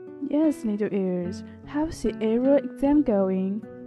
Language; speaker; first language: English; non-native, learner; Chinese